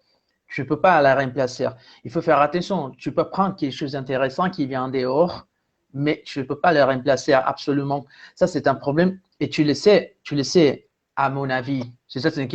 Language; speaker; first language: French; non-native, fluent; Spanish